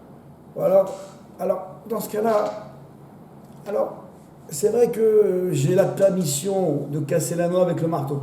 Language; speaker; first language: French; native; French